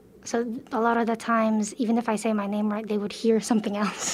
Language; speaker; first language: English; early bilingual, other home language; Filipino